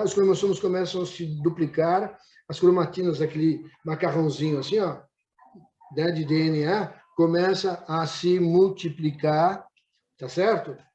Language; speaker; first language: Portuguese; native; Portuguese